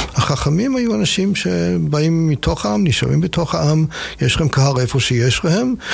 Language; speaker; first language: Hebrew; non-native, fluent; English